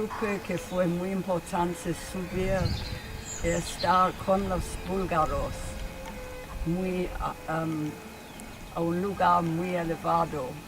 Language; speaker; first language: Spanish; non-native, fluent; English